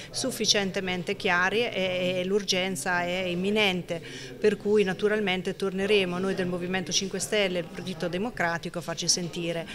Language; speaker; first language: Italian; native; Italian